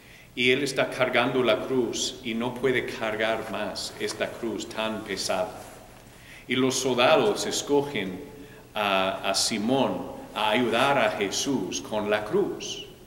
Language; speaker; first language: Spanish; non-native, fluent; English